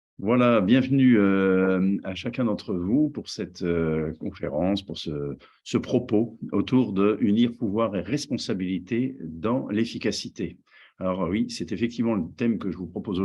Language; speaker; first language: French; native; French